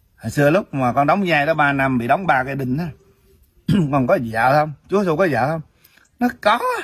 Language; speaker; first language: Vietnamese; early bilingual, heritage; Vietnamese